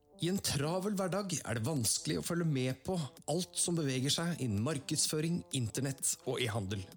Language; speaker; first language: Norwegian; native; Norwegian